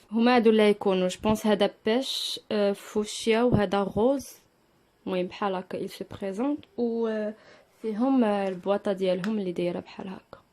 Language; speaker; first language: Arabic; native; Arabic